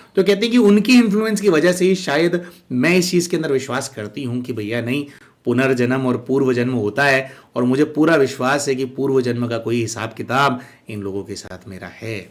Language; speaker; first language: Hindi; native; Hindi